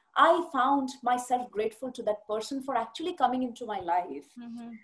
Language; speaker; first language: English; non-native, local second language; Punjabi